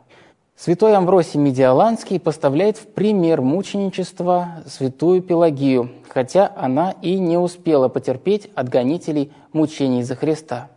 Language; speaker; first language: Russian; native; Russian